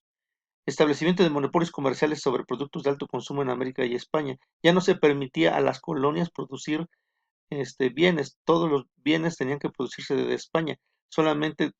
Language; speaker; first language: Spanish; native; Spanish